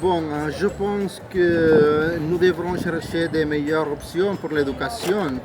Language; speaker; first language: French; non-native, learner; Spanish